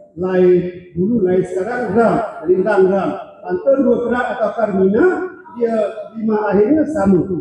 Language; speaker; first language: Malay; native; Malay